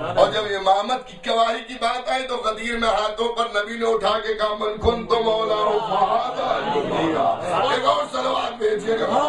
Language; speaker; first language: Urdu; native; Urdu